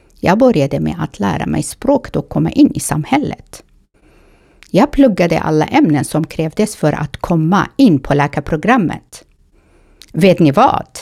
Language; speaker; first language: Swedish; non-native, fluent; Kurdish